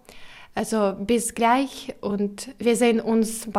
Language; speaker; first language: German; non-native, learner; Ukrainian